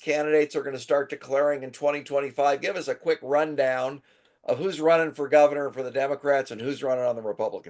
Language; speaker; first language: English; native; English